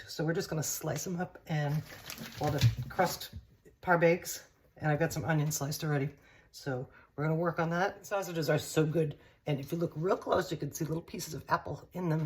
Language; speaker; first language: English; native; English